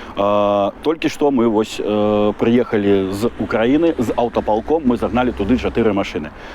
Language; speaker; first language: Belarusian; non-native, local second language; Russian